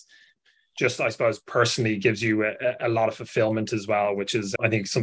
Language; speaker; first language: English; native; English